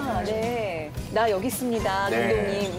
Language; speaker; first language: Korean; native; Korean